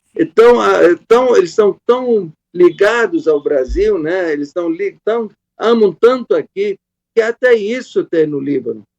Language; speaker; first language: Portuguese; non-native, fluent; Arabic